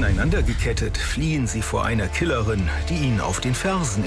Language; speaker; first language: German; native; German